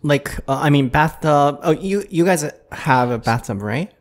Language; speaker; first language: English; non-native, fluent; Japanese